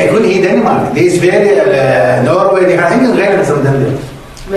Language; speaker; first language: Danish; non-native, learner; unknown